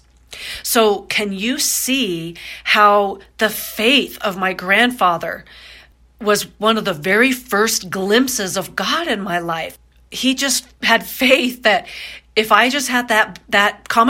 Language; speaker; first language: English; native; English